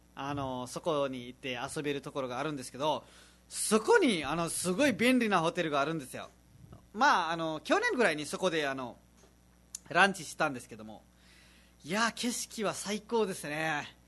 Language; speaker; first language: Japanese; non-native, fluent; Nepali